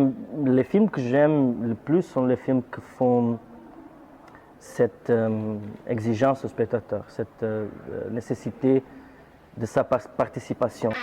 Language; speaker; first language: French; non-native, fluent; Portuguese